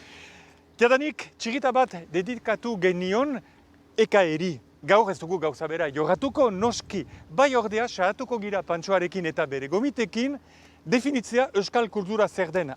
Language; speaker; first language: Basque; native; Basque